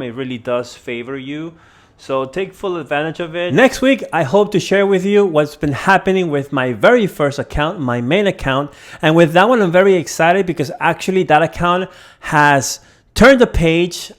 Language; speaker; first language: English; native; English